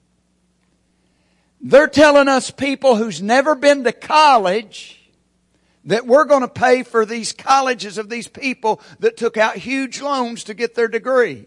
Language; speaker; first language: English; native; English